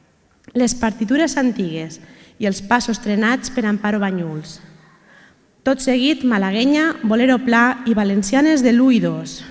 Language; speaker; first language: Catalan; native; Catalan